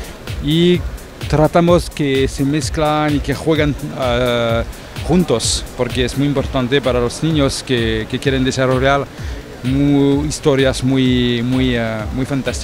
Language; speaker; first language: Spanish; non-native, fluent; French